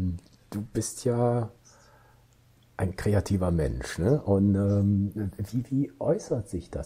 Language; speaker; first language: German; native; German